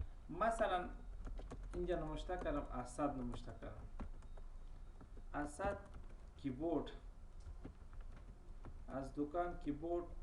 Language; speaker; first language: Persian; non-native, local second language; Pashto